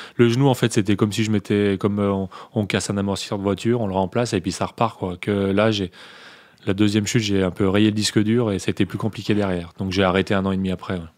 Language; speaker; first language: French; native; French